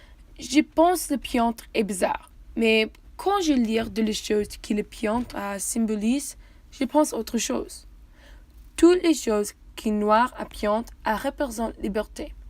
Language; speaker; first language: French; non-native, learner; English